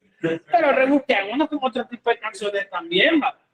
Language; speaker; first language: Spanish; native; Spanish